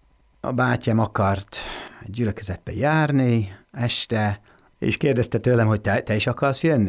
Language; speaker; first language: Hungarian; non-native, fluent; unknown